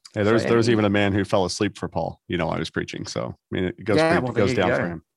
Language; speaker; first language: English; native; English